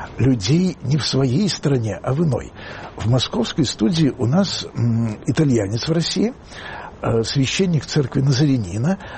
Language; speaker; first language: Russian; native; Russian